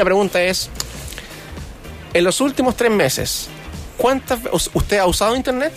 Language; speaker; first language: Spanish; native; Spanish